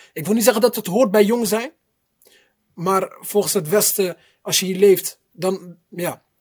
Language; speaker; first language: Dutch; early bilingual, other home language; Arabic